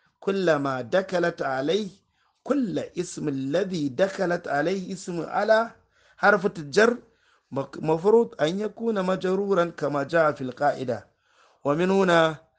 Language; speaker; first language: Arabic; non-native, fluent; Hausa